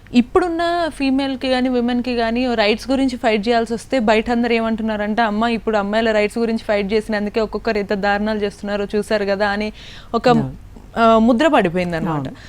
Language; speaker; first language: Telugu; native; Telugu